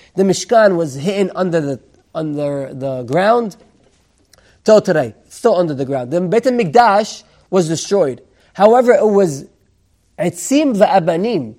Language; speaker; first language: English; native; English